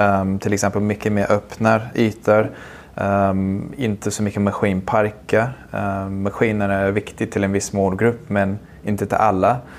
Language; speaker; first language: Swedish; non-native, fluent; English